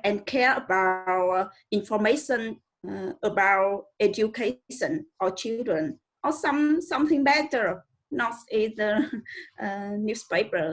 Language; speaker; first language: English; non-native, learner; Vietnamese